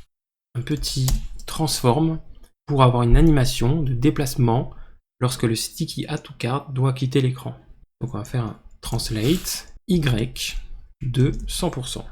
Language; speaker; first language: French; native; French